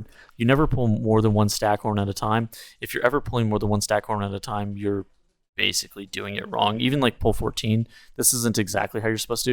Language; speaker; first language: English; native; English